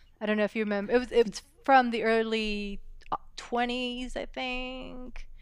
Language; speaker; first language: English; early bilingual, other home language; Spanish